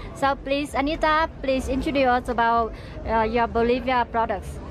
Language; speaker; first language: English; non-native, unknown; Vietnamese